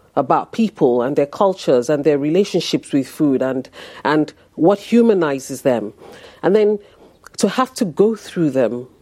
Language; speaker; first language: English; non-native, local second language; Yoruba